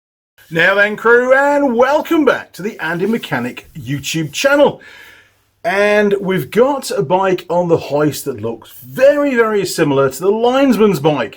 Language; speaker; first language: English; native; English